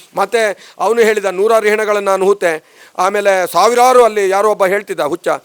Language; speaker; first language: Kannada; native; Kannada